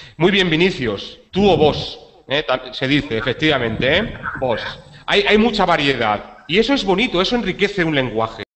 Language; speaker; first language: Spanish; native; Spanish